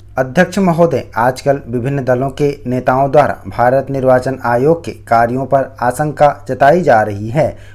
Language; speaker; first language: Hindi; native; Hindi